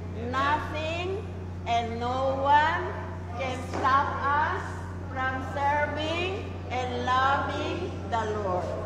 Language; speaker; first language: English; non-native, local second language; Chavacano